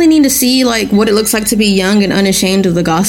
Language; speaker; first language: English; non-native, local second language; Yoruba